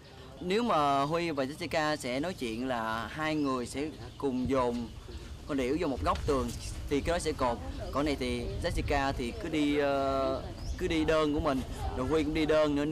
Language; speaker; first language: Vietnamese; native; Vietnamese